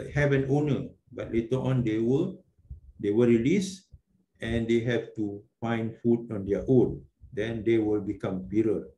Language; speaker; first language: English; non-native, local second language; Malay